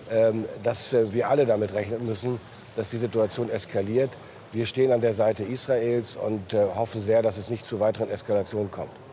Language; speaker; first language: German; native; German